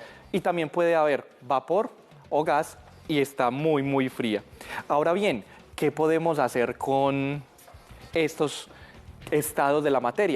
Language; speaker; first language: Spanish; native; Spanish